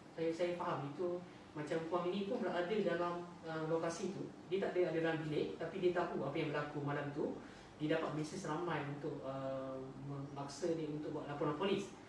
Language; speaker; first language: Malay; native; Malay